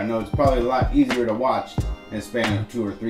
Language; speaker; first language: English; native; English